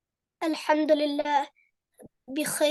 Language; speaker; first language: Arabic; non-native, learner; Urdu